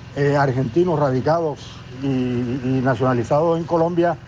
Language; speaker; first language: Spanish; native; Spanish